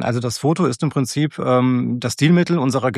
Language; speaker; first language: German; native; German